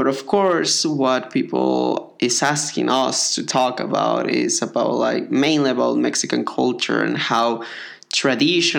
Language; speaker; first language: English; non-native, fluent; Spanish